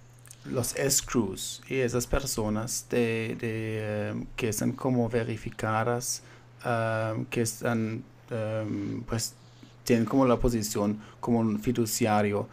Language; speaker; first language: Spanish; non-native, fluent; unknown